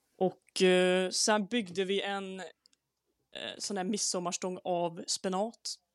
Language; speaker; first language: Swedish; native; Swedish